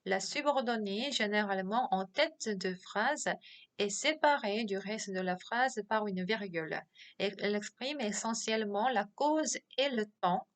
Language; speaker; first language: French; non-native, fluent; Korean